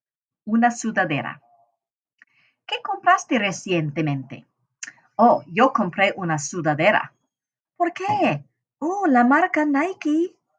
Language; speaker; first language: Spanish; non-native, fluent; English